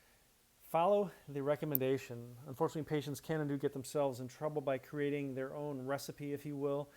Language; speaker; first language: English; native; English